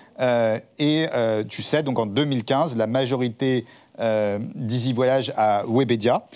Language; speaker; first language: French; native; French